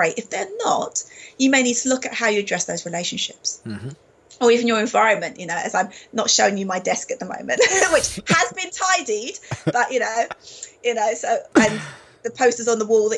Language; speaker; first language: English; native; English